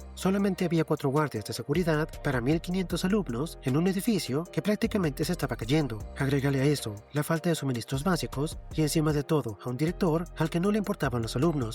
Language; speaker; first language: Spanish; native; Spanish